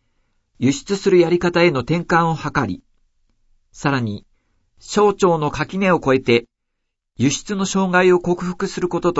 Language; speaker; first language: Japanese; native; Japanese